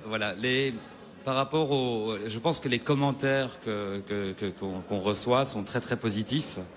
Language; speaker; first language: French; non-native, fluent; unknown